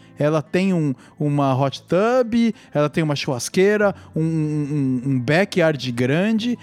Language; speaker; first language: Portuguese; native; Portuguese